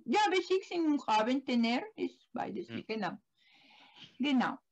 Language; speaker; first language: German; non-native, learner; Spanish